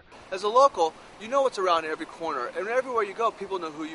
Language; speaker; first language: English; native; English